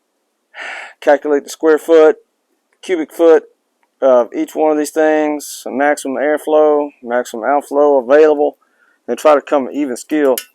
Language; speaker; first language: English; native; English